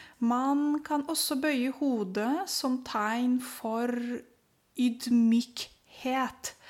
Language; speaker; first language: Norwegian; non-native, fluent; Romanian